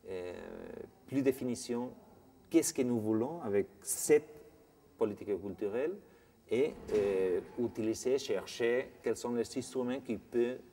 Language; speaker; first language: French; non-native, fluent; Spanish